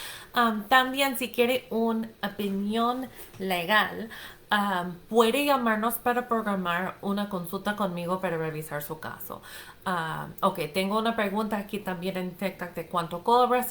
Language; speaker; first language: Spanish; non-native, fluent; English